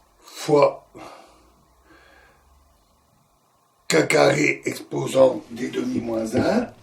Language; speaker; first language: French; native; French